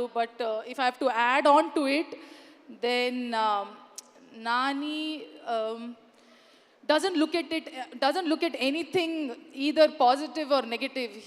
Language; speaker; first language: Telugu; non-native, learner; Kannada